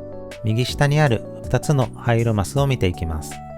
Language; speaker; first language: Japanese; native; Japanese